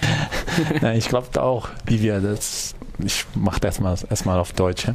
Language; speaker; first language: German; non-native, fluent; Portuguese